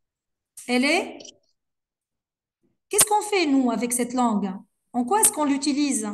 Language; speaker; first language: French; non-native, local second language; Arabic